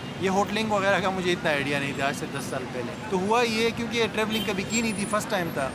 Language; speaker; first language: Urdu; native; Urdu